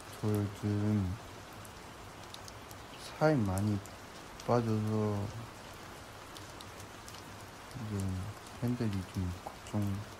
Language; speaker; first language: Korean; non-native, learner; Chinese